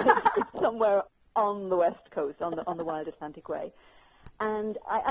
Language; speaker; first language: English; native; English